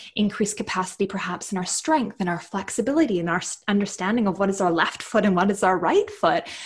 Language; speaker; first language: English; native; English